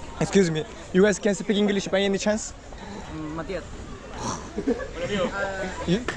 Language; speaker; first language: English; non-native, learner; Korean